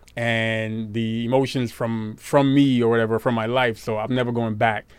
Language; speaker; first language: English; native; English